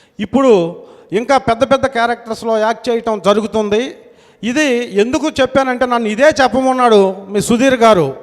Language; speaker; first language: Telugu; native; Telugu